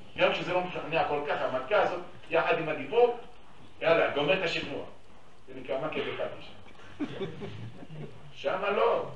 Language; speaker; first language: Hebrew; native; Hebrew